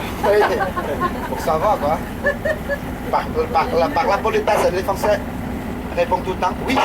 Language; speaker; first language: French; non-native, learner; Vietnamese